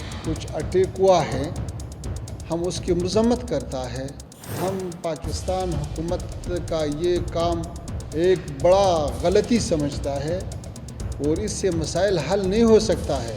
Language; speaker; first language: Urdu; non-native, fluent; Pashto